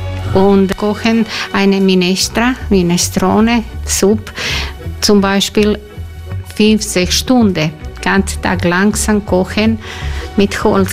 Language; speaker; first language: German; non-native, learner; Croatian